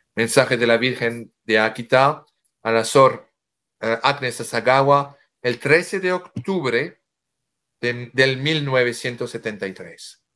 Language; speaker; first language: Spanish; non-native, fluent; French